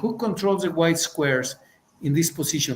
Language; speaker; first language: English; non-native, fluent; Spanish